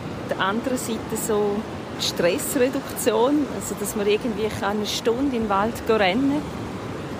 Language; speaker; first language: German; native; German